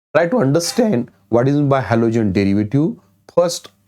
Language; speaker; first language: English; non-native, local second language; Marathi